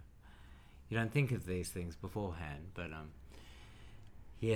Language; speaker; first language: English; native; English